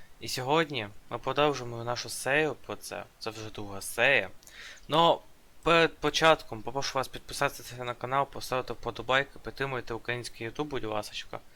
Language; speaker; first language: Ukrainian; non-native, local second language; Russian